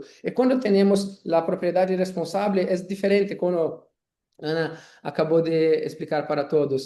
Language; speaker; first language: Spanish; non-native, learner; Portuguese